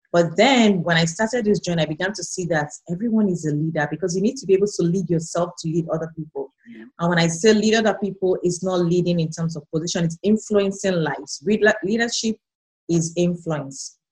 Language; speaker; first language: English; non-native, local second language; Yoruba